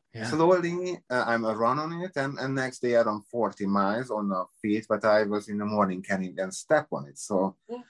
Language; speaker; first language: English; non-native, learner; Hungarian